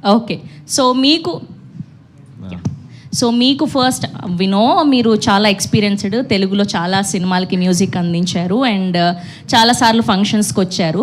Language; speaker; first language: Telugu; native; Telugu